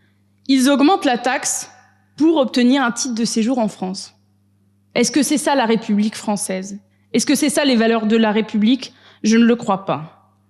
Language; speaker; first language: French; native; French